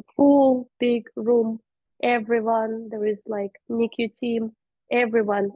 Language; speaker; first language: English; non-native, fluent; Russian